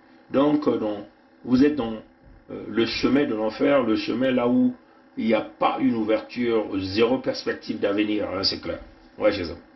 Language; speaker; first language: French; non-native, local second language; Kongo